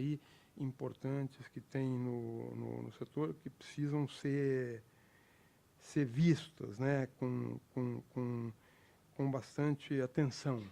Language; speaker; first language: Portuguese; native; Portuguese